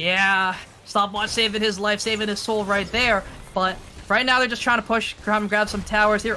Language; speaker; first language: English; native; English